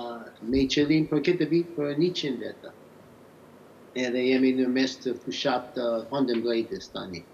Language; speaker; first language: Albanian; early bilingual, heritage; English